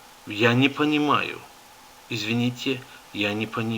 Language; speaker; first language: Russian; non-native, fluent; English